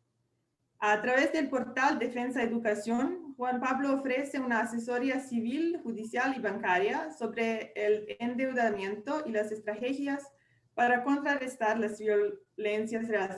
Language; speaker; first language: Spanish; non-native, fluent; English